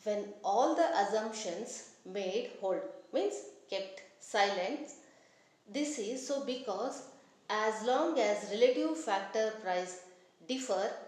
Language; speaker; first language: English; non-native, local second language; Kannada